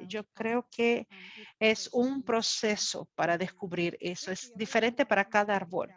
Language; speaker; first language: Spanish; non-native, fluent; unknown